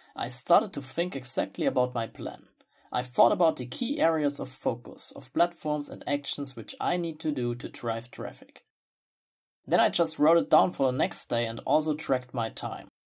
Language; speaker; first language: English; non-native, fluent; German